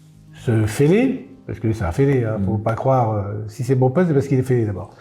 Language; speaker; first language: French; native; French